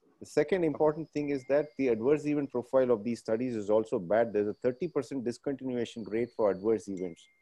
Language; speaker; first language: English; non-native, local second language; Tamil